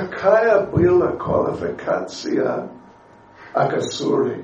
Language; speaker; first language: Russian; non-native, learner; English